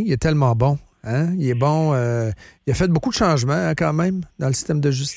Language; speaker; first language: French; native; French